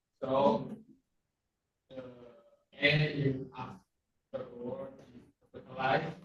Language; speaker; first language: English; non-native, learner; Indonesian